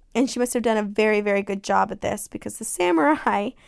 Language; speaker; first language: English; native; English